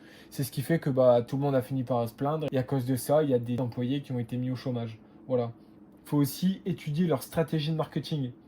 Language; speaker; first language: French; native; French